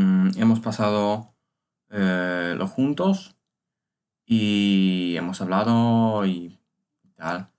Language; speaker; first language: Spanish; non-native, learner; Polish